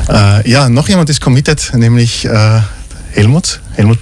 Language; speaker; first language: German; native; German